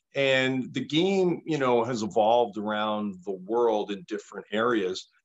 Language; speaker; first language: English; native; English